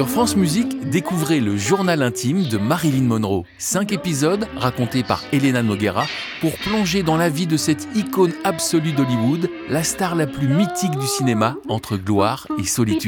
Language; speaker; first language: French; native; French